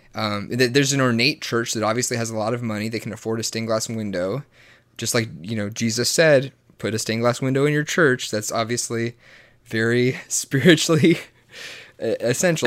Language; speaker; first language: English; native; English